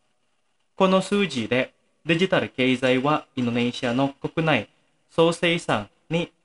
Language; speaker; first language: Japanese; non-native, fluent; Indonesian